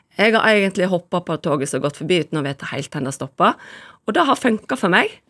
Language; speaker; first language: Norwegian; native; Norwegian